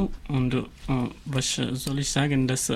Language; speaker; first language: German; non-native, learner; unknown